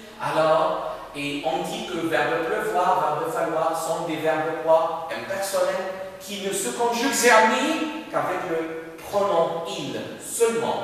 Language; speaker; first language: French; non-native, fluent; Arabic